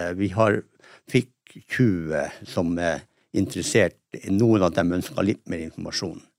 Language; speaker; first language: Norwegian; native; Norwegian